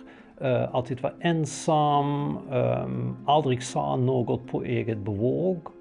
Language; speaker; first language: Swedish; native; Swedish